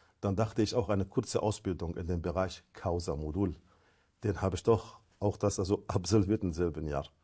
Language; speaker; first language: German; non-native, fluent; Arabic